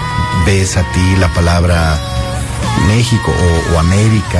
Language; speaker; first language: Spanish; native; Spanish